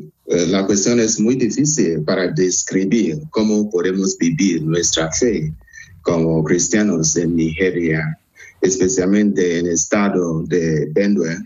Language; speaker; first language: Spanish; non-native, fluent; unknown